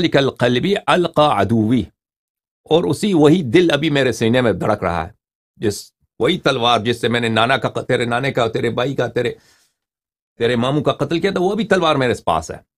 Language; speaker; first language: Urdu; non-native, fluent; Persian